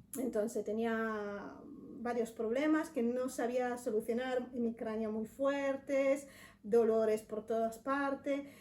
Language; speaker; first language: Spanish; non-native, fluent; Italian